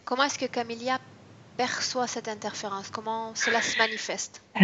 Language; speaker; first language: French; native; French